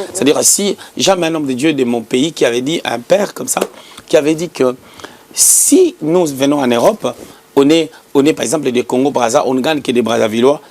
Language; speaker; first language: French; non-native, local second language; Lingala